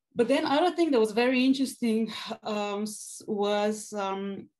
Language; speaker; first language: English; non-native, fluent; Slovenian